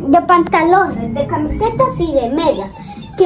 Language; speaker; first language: Spanish; early bilingual, heritage; Spanish